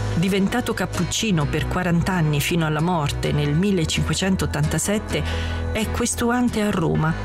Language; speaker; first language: Italian; native; Italian